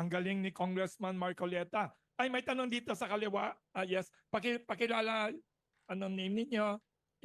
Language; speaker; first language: Filipino; native; Filipino